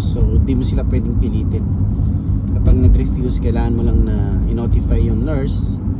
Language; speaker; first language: Filipino; native; Filipino